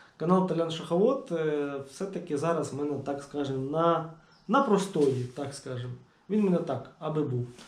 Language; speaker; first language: Ukrainian; native; Ukrainian